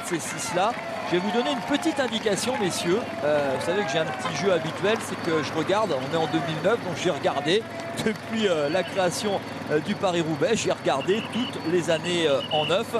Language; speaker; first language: French; native; French